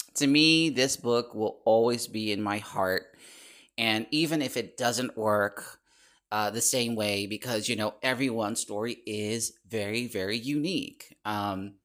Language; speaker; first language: English; non-native, fluent; Dutch